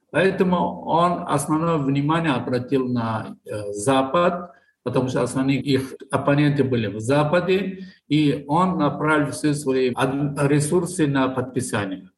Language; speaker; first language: Russian; non-native, local second language; Tajik